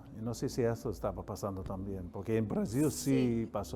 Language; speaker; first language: Spanish; non-native, fluent; English